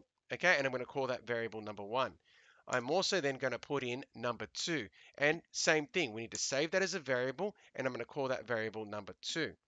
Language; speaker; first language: English; native; English